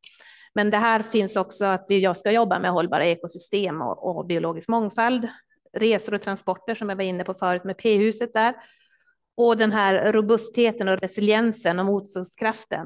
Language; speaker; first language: Swedish; native; Swedish